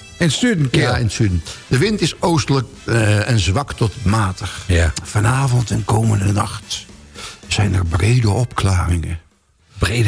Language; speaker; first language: Dutch; native; Dutch